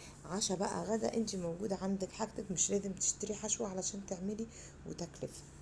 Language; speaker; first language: Arabic; native; Arabic